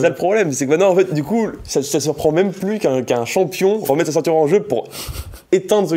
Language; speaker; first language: French; native; French